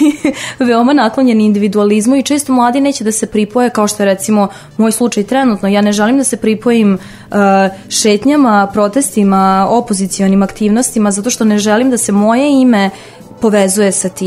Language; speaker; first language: Serbian; native; Serbian